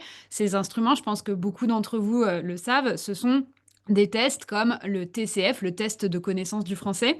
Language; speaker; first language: French; native; French